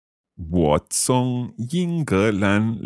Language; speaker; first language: Chinese; non-native, learner; English